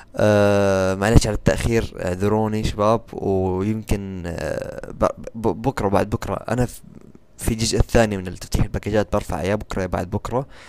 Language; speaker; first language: Arabic; native; Arabic